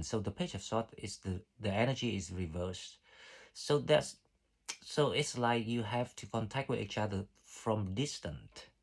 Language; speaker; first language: English; non-native, fluent; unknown